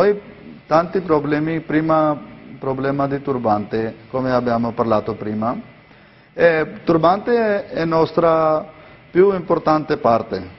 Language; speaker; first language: Italian; non-native, learner; Punjabi